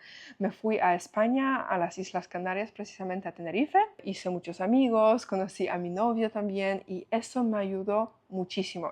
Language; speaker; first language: Spanish; non-native, fluent; Polish